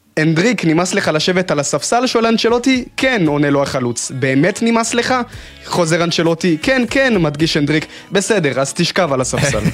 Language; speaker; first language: Hebrew; native; Hebrew